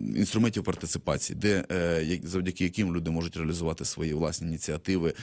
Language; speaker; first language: Ukrainian; native; Ukrainian